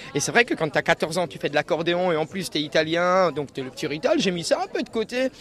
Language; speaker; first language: French; native; French